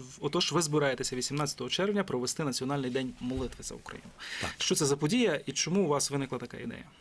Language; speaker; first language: Ukrainian; native; Ukrainian